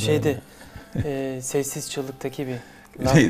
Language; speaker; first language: Turkish; native; Turkish